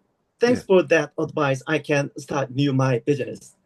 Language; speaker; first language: English; non-native, learner; Korean